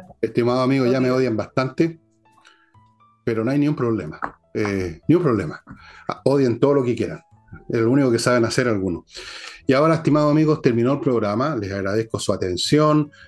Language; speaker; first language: Spanish; native; Spanish